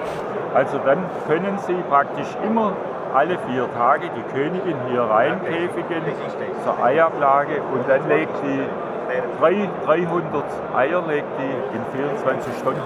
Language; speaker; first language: German; native; German